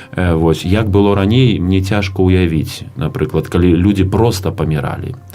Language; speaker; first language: Belarusian; native; Belarusian